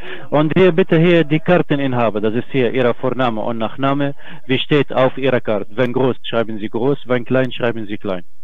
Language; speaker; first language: German; non-native, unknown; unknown